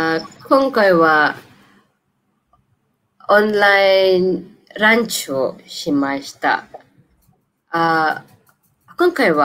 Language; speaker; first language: Japanese; non-native, learner; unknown